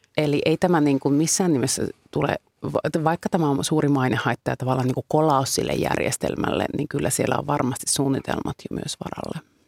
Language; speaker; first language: Finnish; native; Finnish